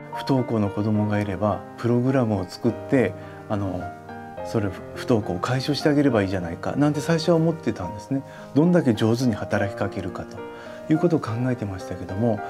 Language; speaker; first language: Japanese; native; Japanese